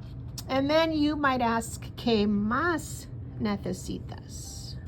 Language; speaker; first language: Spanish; non-native, fluent; English